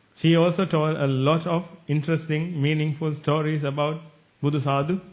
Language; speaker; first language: English; non-native, local second language; Sinhala